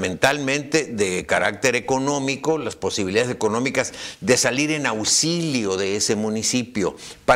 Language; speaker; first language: Spanish; native; Spanish